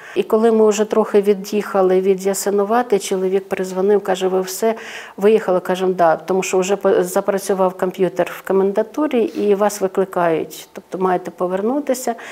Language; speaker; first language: Ukrainian; non-native, local second language; Russian